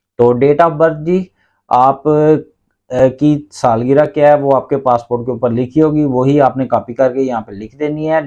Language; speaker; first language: Urdu; non-native, local second language; Punjabi